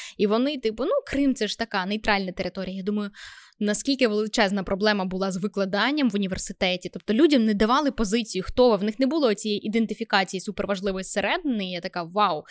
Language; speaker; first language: Ukrainian; native; Ukrainian